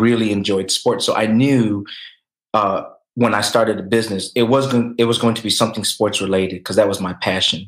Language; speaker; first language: English; native; English